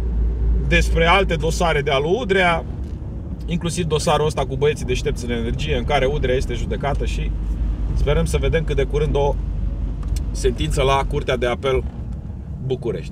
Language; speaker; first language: Romanian; native; Romanian